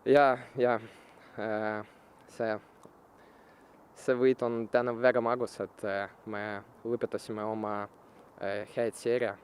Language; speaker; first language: Estonian; non-native, local second language; Russian